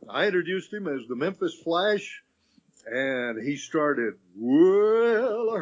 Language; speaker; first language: English; native; English